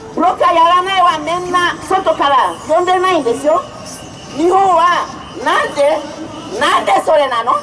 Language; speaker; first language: Japanese; non-native, learner; Igbo